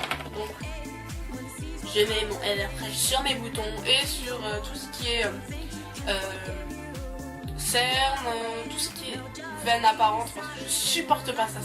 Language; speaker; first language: French; native; French